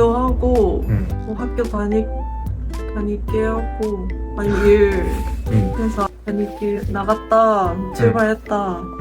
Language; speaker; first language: Korean; non-native, fluent; Japanese